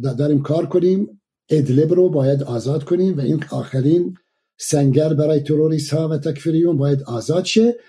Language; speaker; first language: Persian; non-native, fluent; Arabic